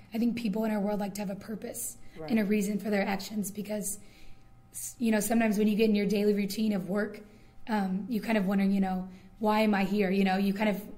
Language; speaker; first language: English; native; English